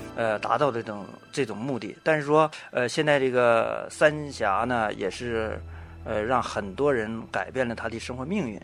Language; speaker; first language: Chinese; native; Chinese